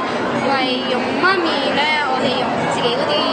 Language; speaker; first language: Cantonese; non-native, learner; Urdu